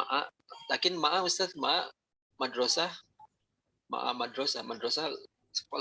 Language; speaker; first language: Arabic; non-native, learner; Indonesian